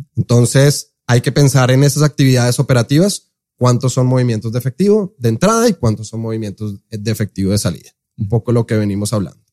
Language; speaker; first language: Spanish; native; Spanish